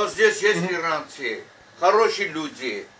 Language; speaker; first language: Russian; non-native, learner; Armenian